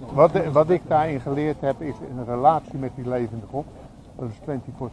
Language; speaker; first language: Dutch; native; Dutch